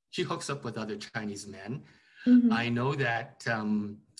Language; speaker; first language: English; native; English